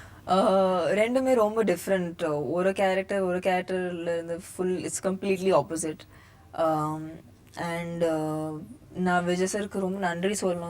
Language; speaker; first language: Tamil; non-native, fluent; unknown